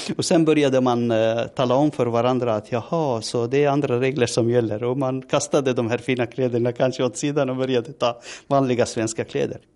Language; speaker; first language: Swedish; non-native, fluent; Turoyo